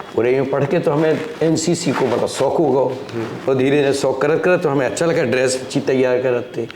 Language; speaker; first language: Hindi; native; Hindi